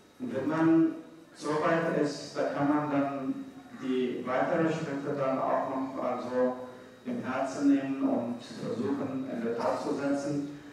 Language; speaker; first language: German; non-native, fluent; Arabic